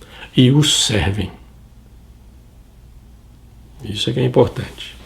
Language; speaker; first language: Portuguese; native; Portuguese